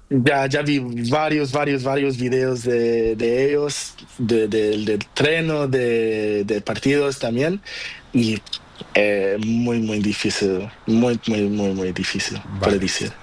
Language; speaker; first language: Spanish; non-native, learner; Portuguese